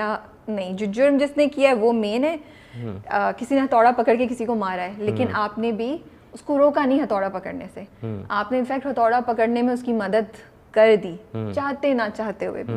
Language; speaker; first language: Urdu; native; Urdu